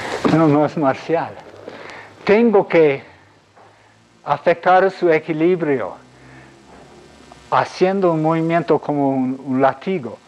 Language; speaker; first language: Spanish; non-native, fluent; English